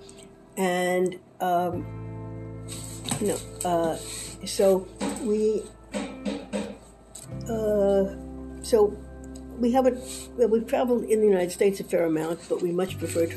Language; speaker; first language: English; native; English